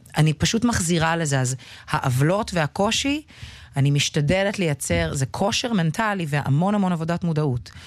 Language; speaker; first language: Hebrew; early bilingual, other home language; Russian